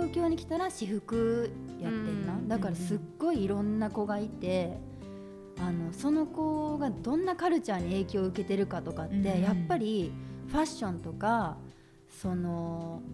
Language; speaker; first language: Japanese; native; Japanese